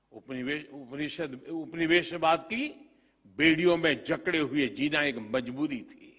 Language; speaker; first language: Hindi; non-native, local second language; Gujarati